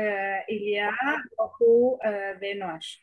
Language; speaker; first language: French; non-native, learner; Spanish